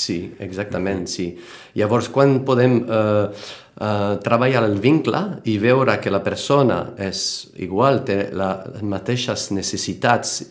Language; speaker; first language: Catalan; non-native, fluent; French